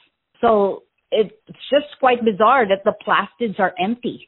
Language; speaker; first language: English; non-native, local second language; Filipino